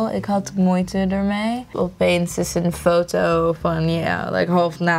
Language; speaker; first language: Dutch; early bilingual, heritage; English